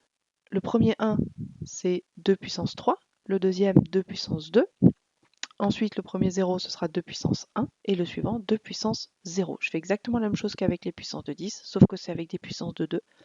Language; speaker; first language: French; native; French